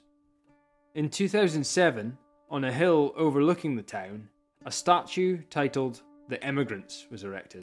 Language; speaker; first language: English; native; English